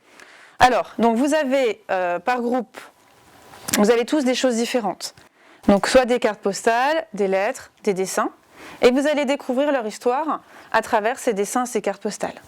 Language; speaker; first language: French; native; French